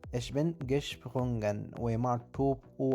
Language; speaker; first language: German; non-native, fluent; Pashto